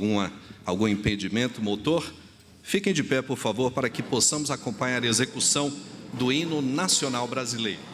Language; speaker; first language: Portuguese; native; Portuguese